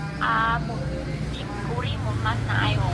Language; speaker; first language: Korean; non-native, learner; Vietnamese